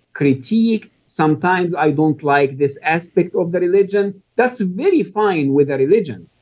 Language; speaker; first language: English; non-native, fluent; Arabic